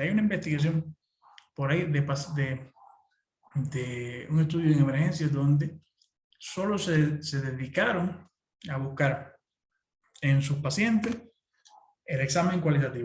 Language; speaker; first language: Spanish; native; Spanish